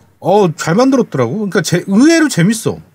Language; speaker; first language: Korean; native; Korean